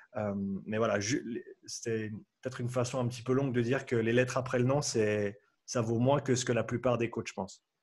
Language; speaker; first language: French; native; French